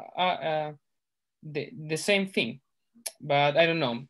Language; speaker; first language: English; non-native, learner; Spanish